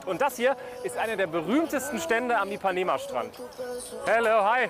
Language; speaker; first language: German; native; German